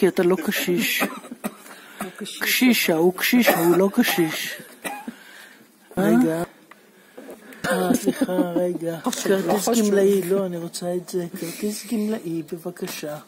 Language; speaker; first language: Hebrew; native; Hebrew